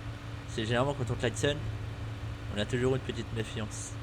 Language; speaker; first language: French; native; French